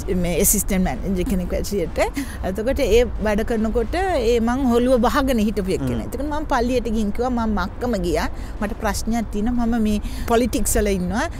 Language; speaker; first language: Sinhala; non-native, local second language; Tamil